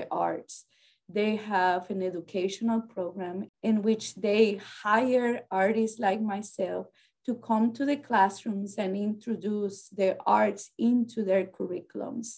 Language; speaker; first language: English; non-native, fluent; Spanish